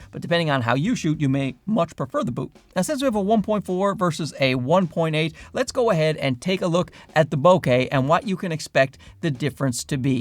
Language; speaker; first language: English; native; English